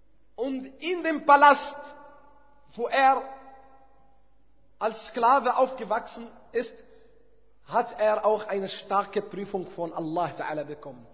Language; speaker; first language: German; non-native, fluent; Arabic